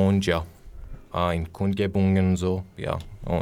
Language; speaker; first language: German; non-native, learner; Persian